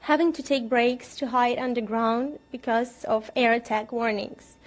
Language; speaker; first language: English; non-native, fluent; Ukrainian